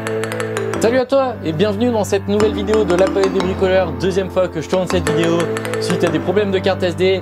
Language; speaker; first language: French; native; French